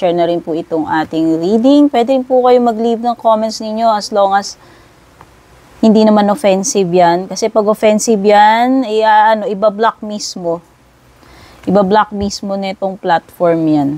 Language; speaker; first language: Filipino; native; Filipino